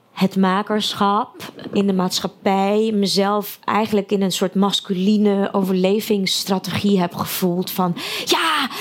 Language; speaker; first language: Dutch; early bilingual, other home language; Russian